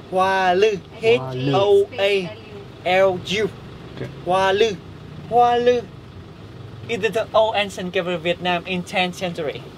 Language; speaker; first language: English; non-native, fluent; Vietnamese